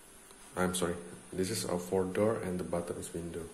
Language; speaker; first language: English; non-native, learner; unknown